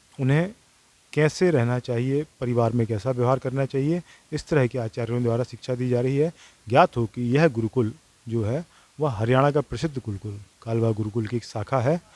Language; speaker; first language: Hindi; native; Hindi